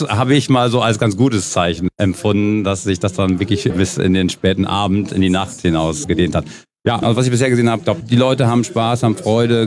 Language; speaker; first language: German; native; German